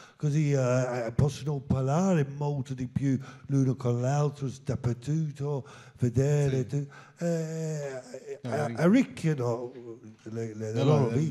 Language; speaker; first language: Italian; non-native, learner; English